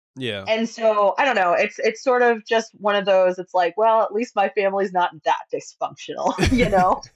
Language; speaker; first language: English; early bilingual, other home language; Spanish